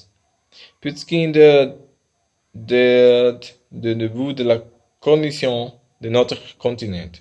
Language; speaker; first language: French; non-native, learner; Spanish